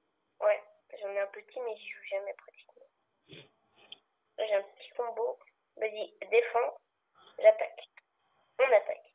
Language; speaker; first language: French; native; French